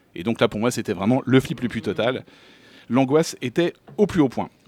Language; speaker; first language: French; native; French